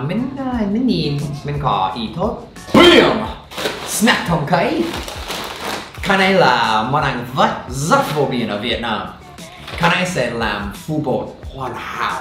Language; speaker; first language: Vietnamese; non-native, fluent; English